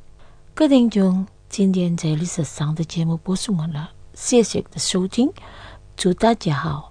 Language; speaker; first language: Chinese; non-native, learner; Indonesian